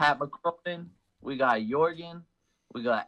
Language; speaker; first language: English; native; English